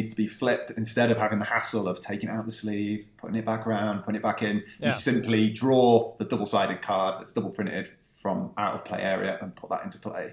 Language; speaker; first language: English; native; English